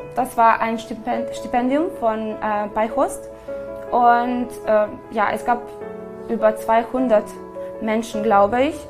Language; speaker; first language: German; non-native, fluent; Serbian